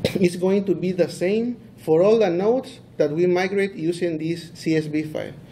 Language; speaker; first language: English; non-native, fluent; Spanish